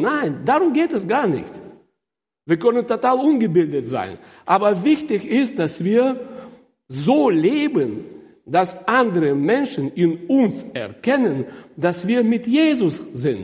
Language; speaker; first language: German; non-native, fluent; Russian